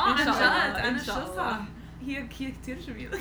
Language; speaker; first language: Arabic; non-native, learner; English